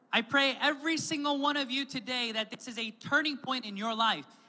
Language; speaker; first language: English; native; English